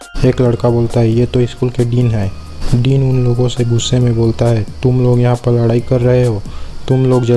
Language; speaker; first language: Hindi; native; Hindi